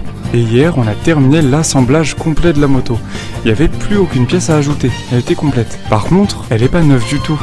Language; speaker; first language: French; native; French